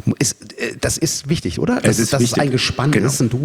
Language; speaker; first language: German; native; German